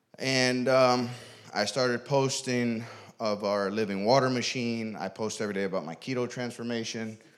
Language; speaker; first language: English; native; English